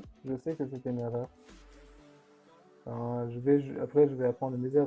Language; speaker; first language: French; native; French